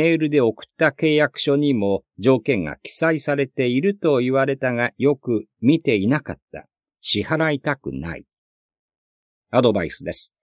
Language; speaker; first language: Japanese; native; Japanese